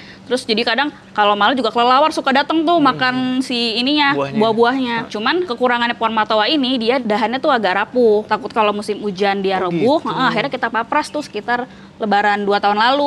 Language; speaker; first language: Indonesian; native; Indonesian